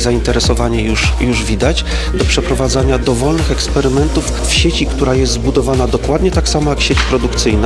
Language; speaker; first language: Polish; native; Polish